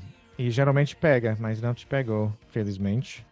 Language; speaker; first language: Portuguese; non-native, fluent; English